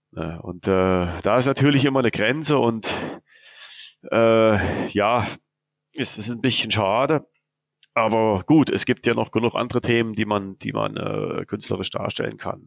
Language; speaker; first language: German; native; German